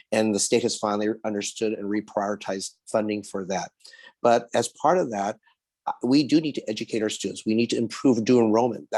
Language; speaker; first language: English; early bilingual, other home language; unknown